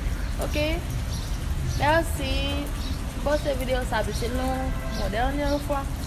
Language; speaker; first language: French; non-native, learner; Haitian Creole